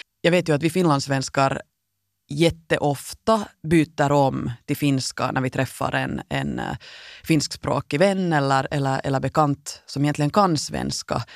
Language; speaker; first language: Swedish; native; Swedish